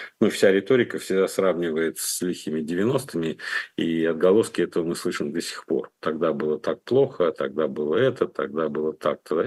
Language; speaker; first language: Russian; native; Russian